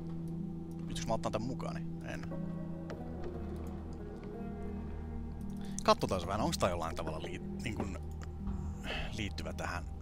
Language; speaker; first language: Finnish; native; Finnish